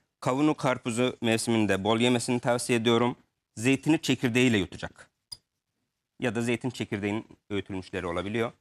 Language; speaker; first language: Turkish; native; Turkish